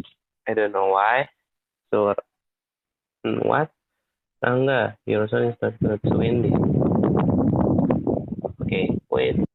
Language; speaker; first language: English; non-native, learner; Indonesian